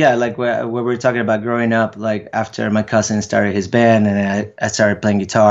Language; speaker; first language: English; non-native, fluent; Spanish